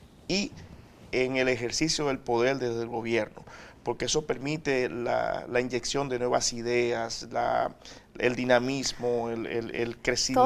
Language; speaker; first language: Spanish; native; Spanish